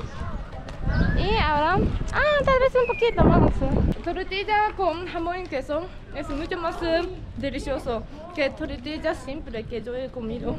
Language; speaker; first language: Spanish; non-native, fluent; Japanese